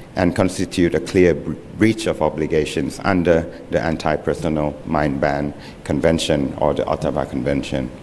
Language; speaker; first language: English; non-native, fluent; Thai